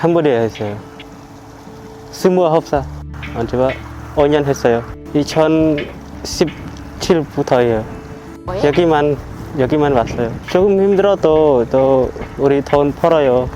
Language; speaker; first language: Korean; non-native, learner; Khmer